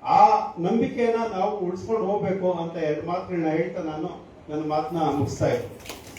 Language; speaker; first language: Kannada; non-native, local second language; Telugu